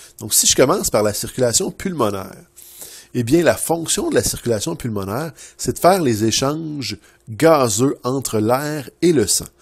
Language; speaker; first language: French; native; French